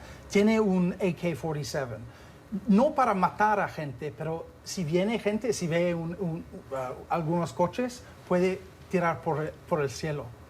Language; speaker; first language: Spanish; non-native, fluent; English